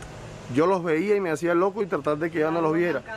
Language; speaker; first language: Spanish; native; Spanish